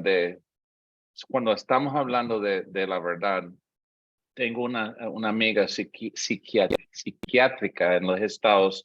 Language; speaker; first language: Spanish; non-native, fluent; English